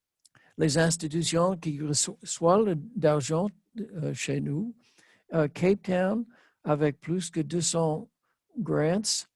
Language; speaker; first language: French; non-native, learner; English